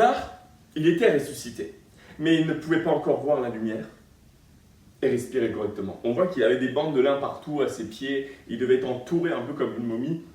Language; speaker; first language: French; native; French